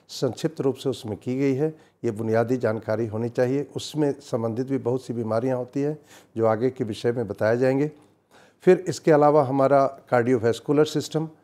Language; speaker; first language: Hindi; native; Hindi